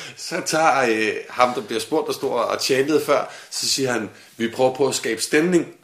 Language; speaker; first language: Danish; native; Danish